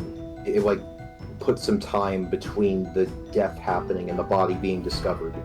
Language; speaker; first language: English; native; English